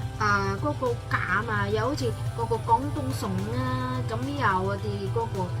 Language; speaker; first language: Cantonese; non-native, fluent; Indonesian